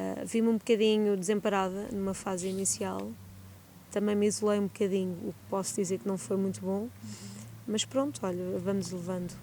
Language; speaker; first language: Portuguese; native; Portuguese